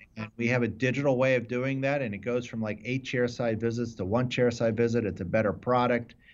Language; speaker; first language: English; native; English